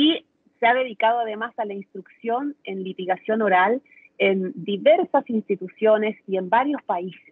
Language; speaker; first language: Spanish; native; Spanish